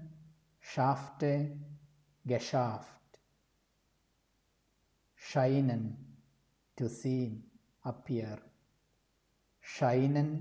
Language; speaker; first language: German; non-native, fluent; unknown